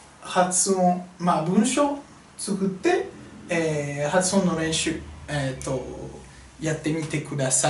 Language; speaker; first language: Japanese; non-native, fluent; French